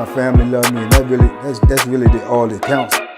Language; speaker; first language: English; native; English